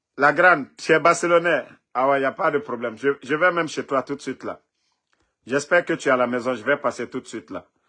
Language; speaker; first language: French; non-native, local second language; Mandingo